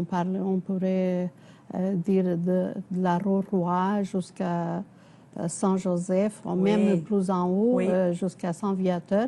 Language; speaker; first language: French; non-native, fluent; Portuguese